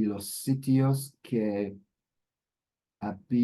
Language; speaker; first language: Spanish; non-native, learner; English